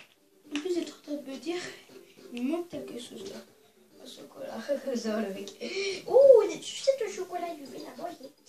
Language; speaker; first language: French; native; French